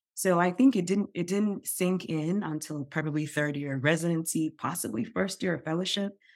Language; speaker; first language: English; non-native, local second language; Yoruba